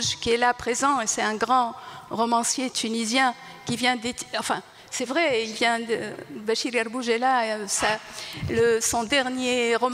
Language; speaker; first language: French; non-native, local second language; Arabic